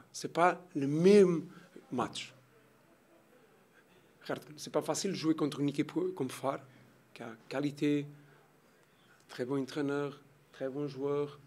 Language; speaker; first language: French; non-native, learner; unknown